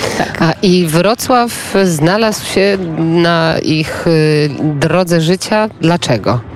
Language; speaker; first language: Polish; native; Polish